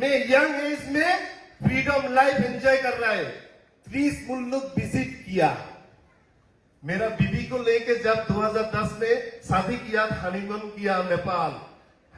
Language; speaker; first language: Hindi; non-native, learner; Bangla